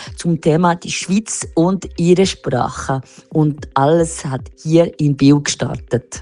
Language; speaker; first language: German; non-native, local second language; French